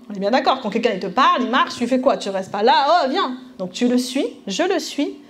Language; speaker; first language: French; early bilingual, other home language; Spanish